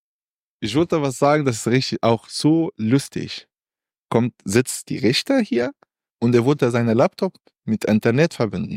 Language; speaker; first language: German; non-native, learner; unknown